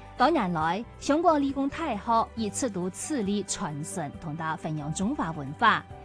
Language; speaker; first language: Chinese; non-native, local second language; Cantonese